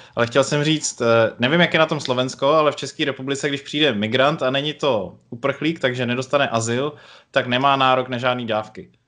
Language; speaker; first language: Czech; native; Czech